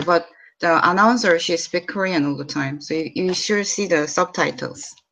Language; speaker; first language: English; non-native, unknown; Korean